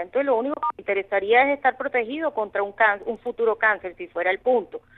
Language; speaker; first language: Spanish; native; Spanish